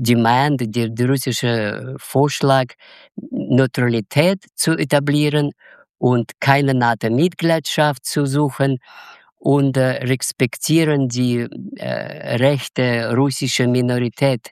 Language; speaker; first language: German; non-native, learner; Russian